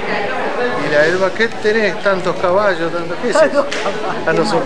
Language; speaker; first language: Spanish; native; Spanish